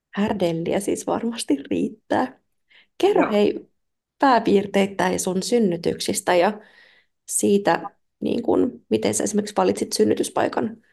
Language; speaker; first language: Finnish; native; Finnish